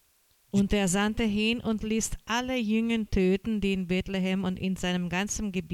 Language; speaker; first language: German; non-native, fluent; Portuguese